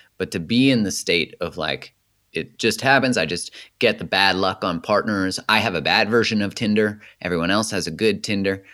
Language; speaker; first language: English; native; English